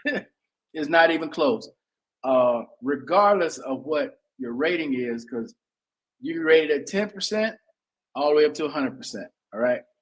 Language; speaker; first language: English; native; English